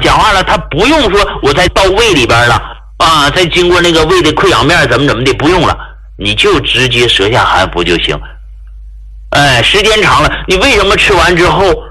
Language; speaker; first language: Chinese; native; Chinese